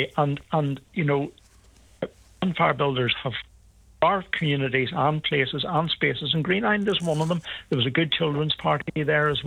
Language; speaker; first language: English; native; English